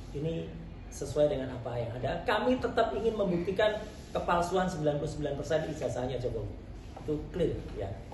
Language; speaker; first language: Indonesian; non-native, local second language; Javanese